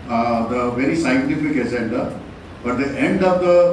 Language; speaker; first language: English; non-native, local second language; Telugu